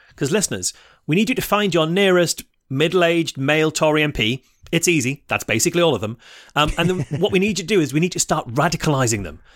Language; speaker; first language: English; native; English